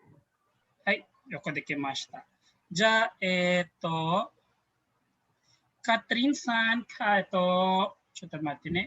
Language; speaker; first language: Japanese; non-native, learner; Filipino